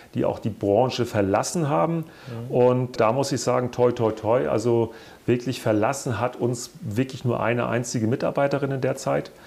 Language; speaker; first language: German; native; German